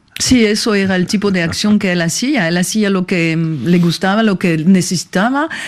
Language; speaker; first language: Spanish; non-native, fluent; French